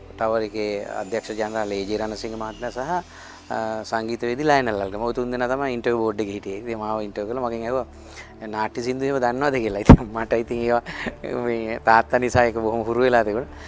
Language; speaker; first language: Sinhala; native; Sinhala